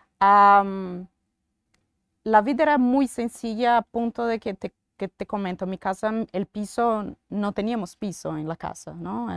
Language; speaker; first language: Spanish; non-native, fluent; Portuguese